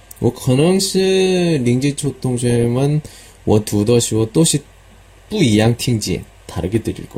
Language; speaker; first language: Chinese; non-native, learner; Korean